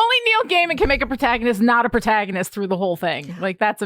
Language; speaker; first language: English; native; English